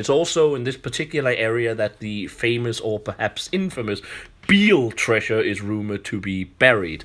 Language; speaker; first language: English; non-native, fluent; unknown